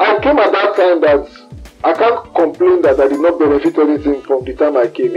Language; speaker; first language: English; non-native, local second language; Yoruba